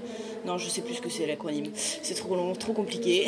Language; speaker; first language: French; native; French